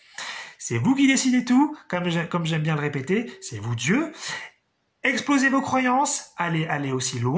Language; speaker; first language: French; native; French